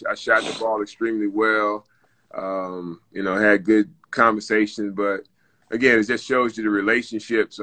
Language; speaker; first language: English; native; English